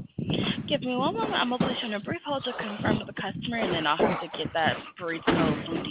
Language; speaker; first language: English; native; English